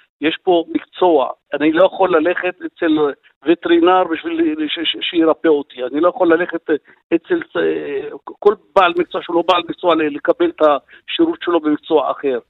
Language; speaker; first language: Hebrew; non-native, local second language; Arabic